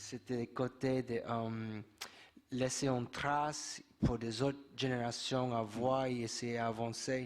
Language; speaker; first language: French; non-native, fluent; English